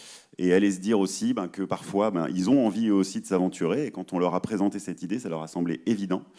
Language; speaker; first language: French; native; French